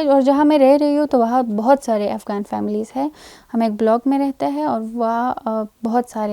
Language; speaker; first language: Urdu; non-native, fluent; Persian